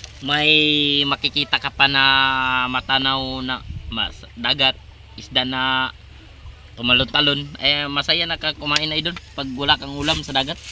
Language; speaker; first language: Filipino; non-native, local second language; Cebuano